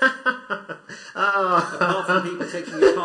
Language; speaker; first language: English; native; English